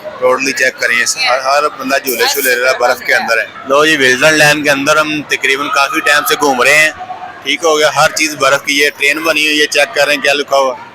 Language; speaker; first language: Urdu; non-native, local second language; Punjabi